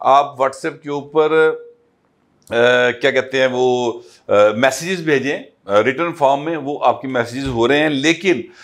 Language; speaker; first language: Urdu; non-native, local second language; Punjabi